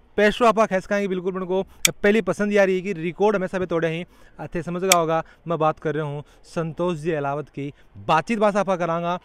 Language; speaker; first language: Hindi; native; Hindi